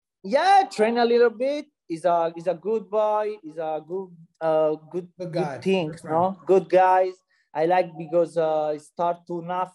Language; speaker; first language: English; non-native, learner; Italian